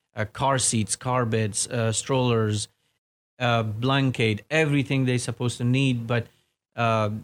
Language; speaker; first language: English; non-native, fluent; Persian